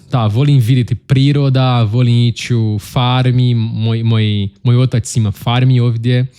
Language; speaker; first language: Bosnian; non-native, learner; Portuguese